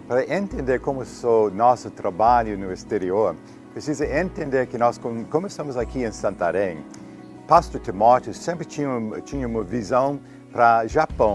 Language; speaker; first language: Portuguese; non-native, fluent; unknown